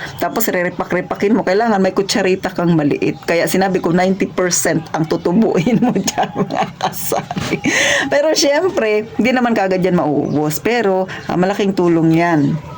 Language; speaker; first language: Filipino; non-native, local second language; Cebuano